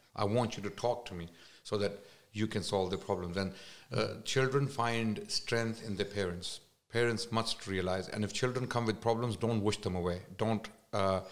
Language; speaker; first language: English; non-native, local second language; Urdu